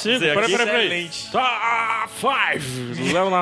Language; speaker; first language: Portuguese; native; Portuguese